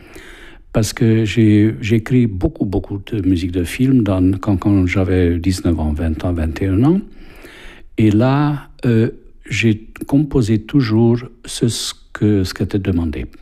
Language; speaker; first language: French; non-native, fluent; Hungarian